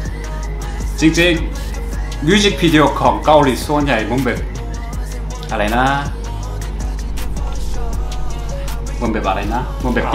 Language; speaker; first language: Thai; non-native, fluent; Korean